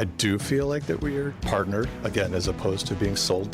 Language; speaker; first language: English; native; English